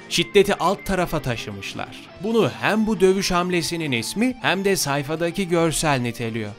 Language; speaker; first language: Turkish; native; Turkish